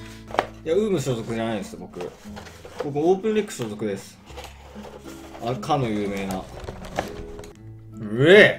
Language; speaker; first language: Japanese; native; Japanese